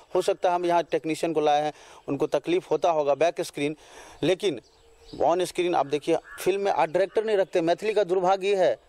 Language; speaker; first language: Hindi; non-native, local second language; Maithili